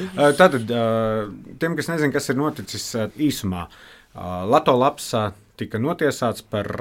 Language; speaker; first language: Latvian; native; Latvian